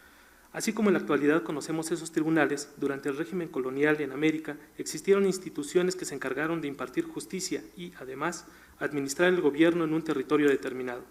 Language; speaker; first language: Spanish; native; Spanish